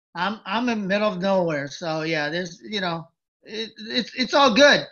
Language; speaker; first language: English; early bilingual, other home language; Japanese